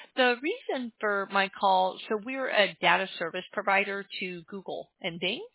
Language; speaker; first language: English; native; English